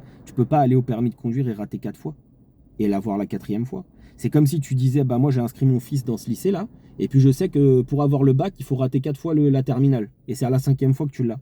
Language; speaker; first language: French; native; French